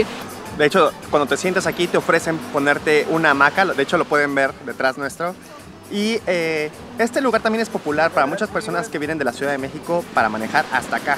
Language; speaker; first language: Spanish; native; Spanish